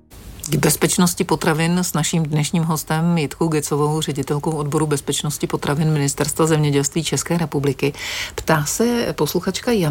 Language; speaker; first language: Czech; native; Czech